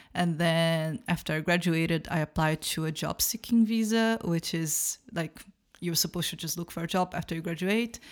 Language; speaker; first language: English; non-native, fluent; Portuguese